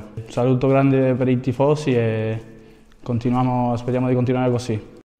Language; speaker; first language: Italian; non-native, fluent; Spanish